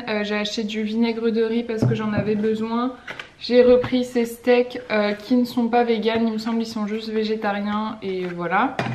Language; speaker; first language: French; native; French